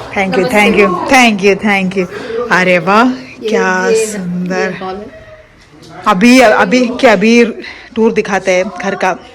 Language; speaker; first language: Hindi; non-native, local second language; Malayalam